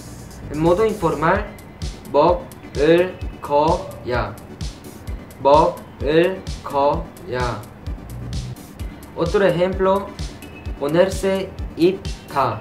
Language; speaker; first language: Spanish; non-native, fluent; Korean